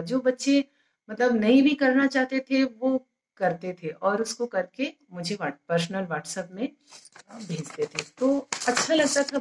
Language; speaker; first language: Hindi; native; Hindi